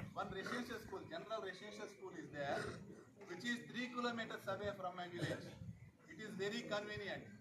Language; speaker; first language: English; non-native, local second language; Telugu